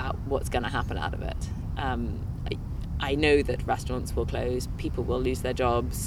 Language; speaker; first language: English; native; English